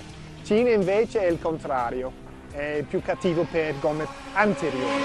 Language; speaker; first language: Italian; non-native, fluent; English